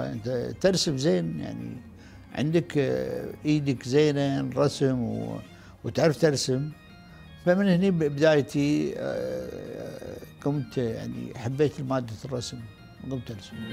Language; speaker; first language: Arabic; native; Arabic